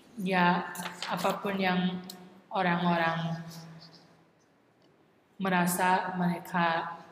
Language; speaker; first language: Indonesian; non-native, learner; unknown